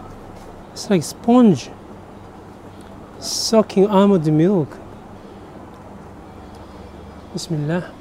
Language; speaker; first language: English; non-native, fluent; Korean